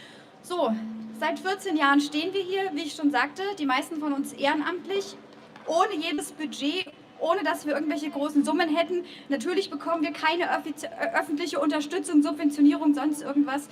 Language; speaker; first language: German; native; German